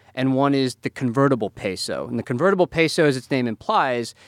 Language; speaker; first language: English; early bilingual, other home language; Spanish